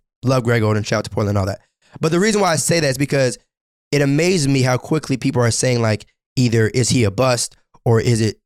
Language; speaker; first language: English; native; English